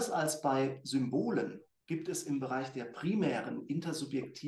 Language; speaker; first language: German; native; German